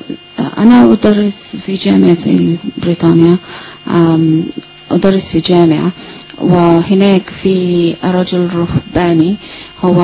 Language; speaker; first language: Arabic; non-native, learner; English